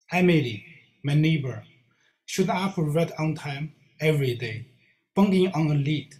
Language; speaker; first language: English; non-native, learner; Chinese